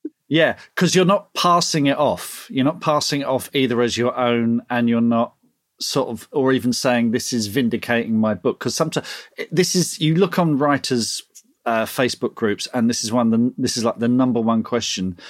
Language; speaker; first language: English; native; English